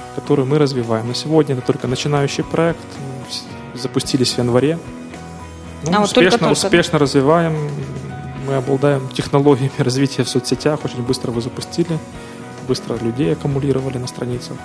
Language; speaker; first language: Russian; non-native, local second language; Ukrainian